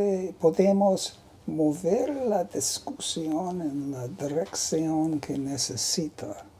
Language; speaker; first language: Spanish; non-native, learner; English